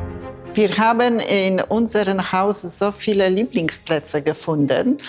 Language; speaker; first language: German; non-native, fluent; Polish